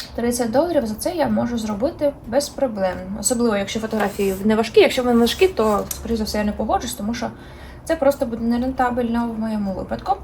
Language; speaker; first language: Ukrainian; non-native, local second language; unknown